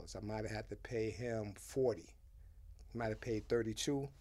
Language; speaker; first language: English; early bilingual, other home language; Haitian Creole